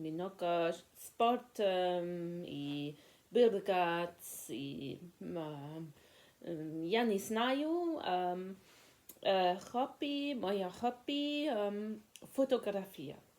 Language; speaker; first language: Russian; non-native, learner; French